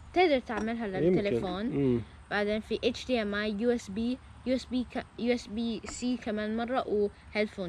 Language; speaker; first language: Arabic; early bilingual, heritage; Arabic